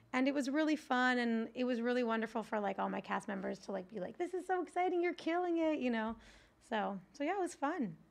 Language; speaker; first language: English; native; English